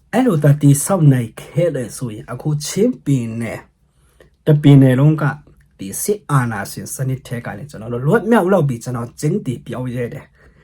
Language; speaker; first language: Burmese; non-native, local second language; Hakha Chin